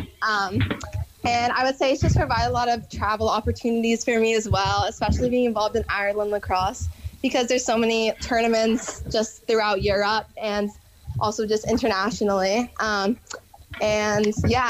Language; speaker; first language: English; native; English